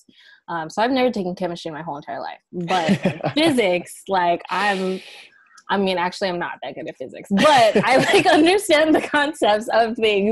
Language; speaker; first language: English; native; English